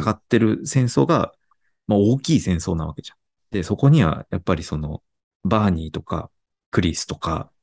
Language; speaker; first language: Japanese; native; Japanese